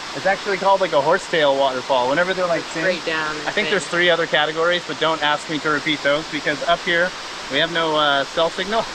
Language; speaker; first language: English; native; English